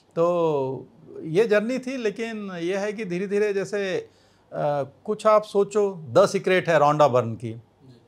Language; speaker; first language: Hindi; native; Hindi